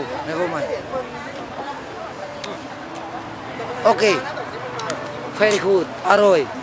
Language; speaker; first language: English; non-native, learner; Indonesian